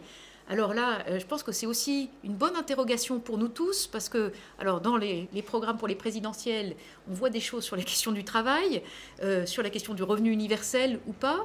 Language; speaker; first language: French; native; French